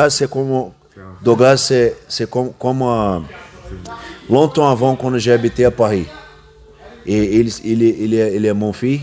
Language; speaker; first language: French; non-native, learner; Portuguese